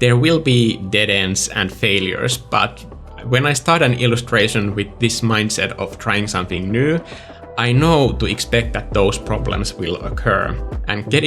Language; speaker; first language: English; non-native, fluent; Finnish